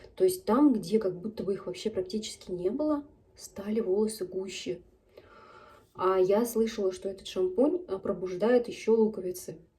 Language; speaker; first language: Russian; native; Russian